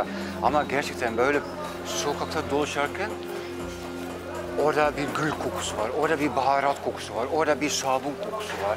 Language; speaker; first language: Turkish; non-native, fluent; Dutch